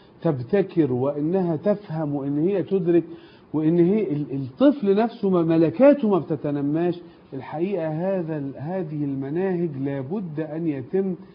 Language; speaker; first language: Arabic; native; Arabic